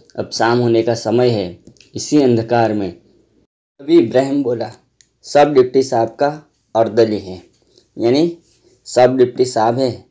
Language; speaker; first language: Hindi; non-native, local second language; Gujarati